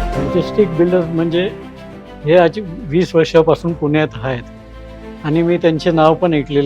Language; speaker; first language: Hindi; non-native, local second language; Marathi